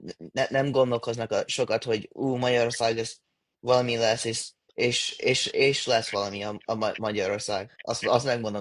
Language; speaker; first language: Hungarian; early bilingual, heritage; English